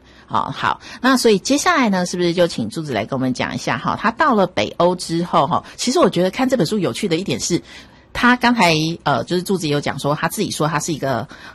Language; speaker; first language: Chinese; native; Chinese